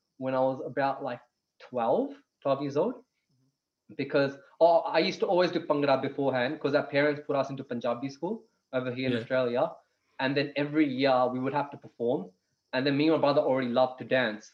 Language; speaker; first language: English; non-native, local second language; Punjabi